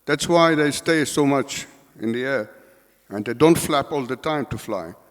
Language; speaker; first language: English; non-native, fluent; Hebrew